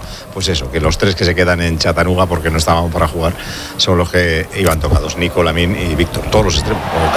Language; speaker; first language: Spanish; native; Spanish